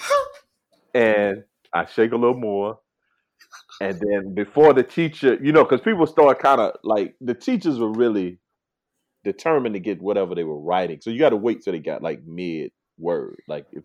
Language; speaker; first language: English; native; English